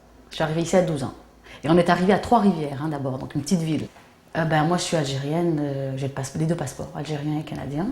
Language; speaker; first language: French; early bilingual, other home language; Arabic